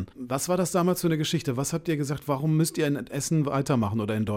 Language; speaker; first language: German; native; German